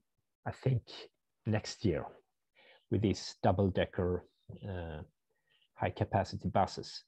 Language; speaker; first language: English; non-native, fluent; Swedish